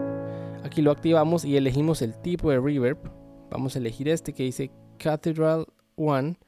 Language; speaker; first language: Spanish; native; Spanish